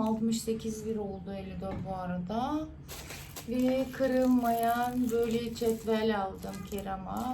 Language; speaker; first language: Turkish; non-native, fluent; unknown